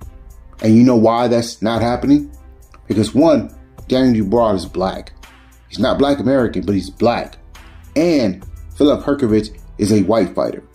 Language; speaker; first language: English; native; English